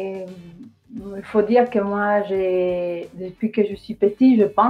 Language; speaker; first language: French; non-native, fluent; Spanish